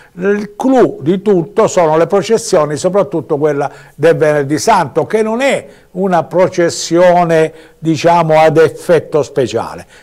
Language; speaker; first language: Italian; native; Italian